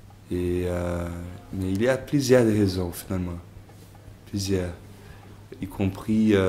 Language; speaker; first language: French; non-native, fluent; Portuguese